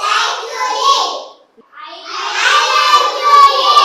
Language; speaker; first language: English; non-native, learner; Tamil